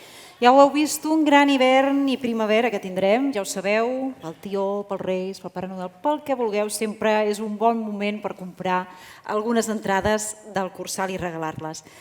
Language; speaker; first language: Catalan; native; Catalan